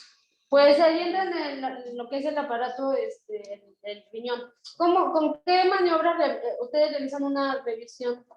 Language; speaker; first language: Spanish; native; Spanish